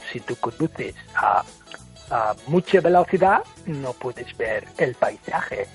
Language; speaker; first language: Spanish; non-native, fluent; English